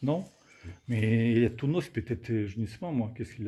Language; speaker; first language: French; non-native, learner; Russian